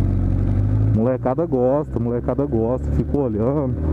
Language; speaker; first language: Portuguese; native; Portuguese